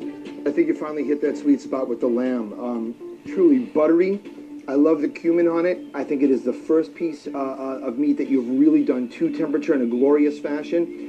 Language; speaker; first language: English; native; English